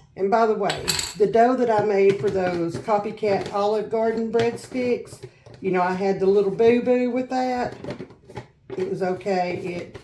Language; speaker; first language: English; native; English